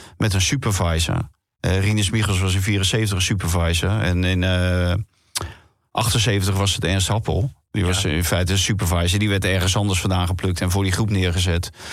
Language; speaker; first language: Dutch; native; Dutch